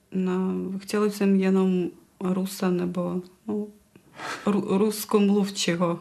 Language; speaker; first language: Czech; non-native, fluent; Russian